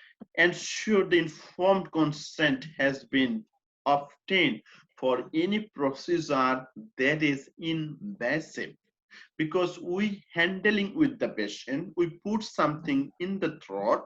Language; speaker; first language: English; non-native, fluent; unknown